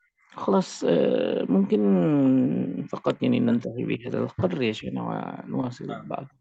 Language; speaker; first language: Arabic; non-native, learner; Indonesian